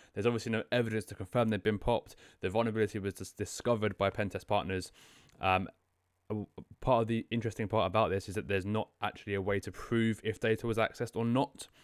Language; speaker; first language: English; native; English